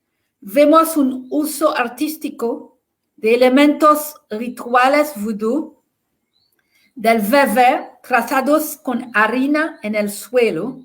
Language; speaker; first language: Spanish; non-native, fluent; French